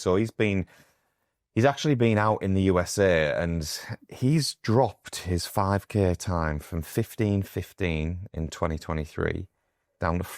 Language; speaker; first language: English; native; English